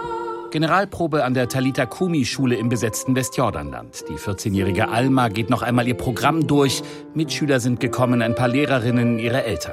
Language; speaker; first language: German; native; German